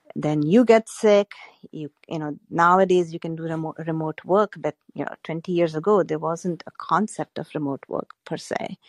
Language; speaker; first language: English; non-native, local second language; Gujarati